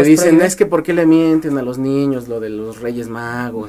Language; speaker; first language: Spanish; native; Spanish